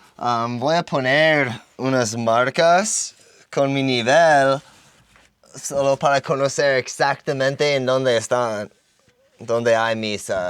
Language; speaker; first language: Spanish; non-native, fluent; English